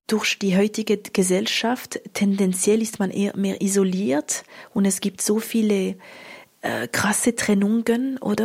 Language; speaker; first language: German; non-native, local second language; French